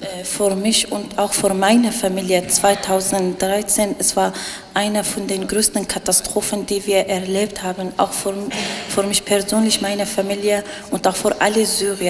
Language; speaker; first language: German; non-native, learner; Arabic